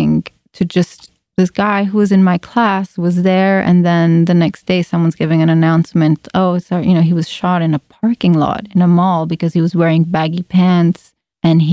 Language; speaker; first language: English; non-native, fluent; Italian